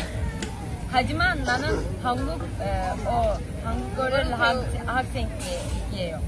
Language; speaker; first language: Korean; non-native, learner; Kurdish